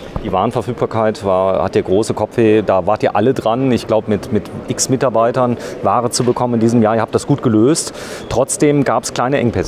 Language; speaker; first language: German; native; German